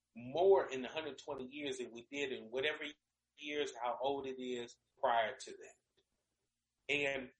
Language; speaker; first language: English; native; English